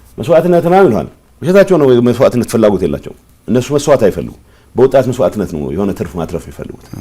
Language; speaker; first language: Amharic; non-native, local second language; Tigrinya